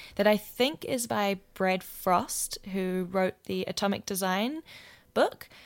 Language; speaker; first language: English; native; English